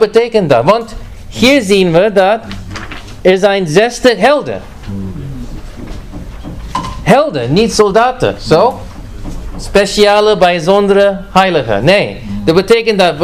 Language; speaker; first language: Dutch; non-native, fluent; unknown